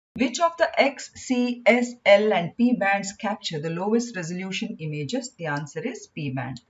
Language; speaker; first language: English; non-native, local second language; Kannada